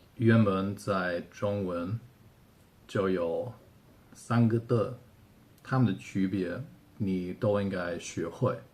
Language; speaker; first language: Chinese; non-native, fluent; German